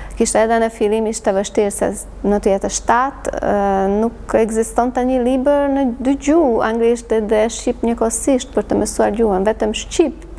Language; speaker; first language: Albanian; non-native, fluent; Hungarian